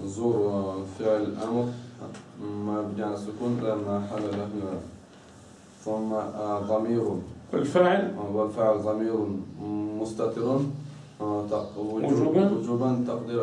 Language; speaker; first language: Arabic; non-native, learner; Chechen